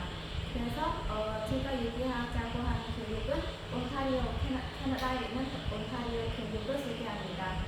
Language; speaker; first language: Korean; non-native, fluent; Khmer